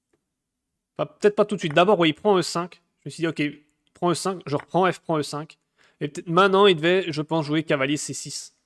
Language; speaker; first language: French; native; French